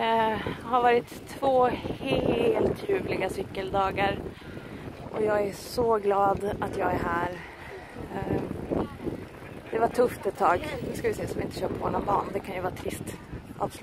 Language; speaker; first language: Swedish; native; Swedish